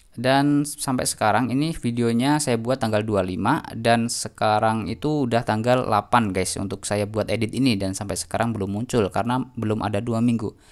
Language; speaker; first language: Indonesian; native; Indonesian